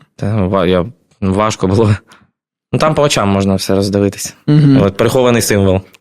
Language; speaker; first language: Ukrainian; non-native, local second language; Russian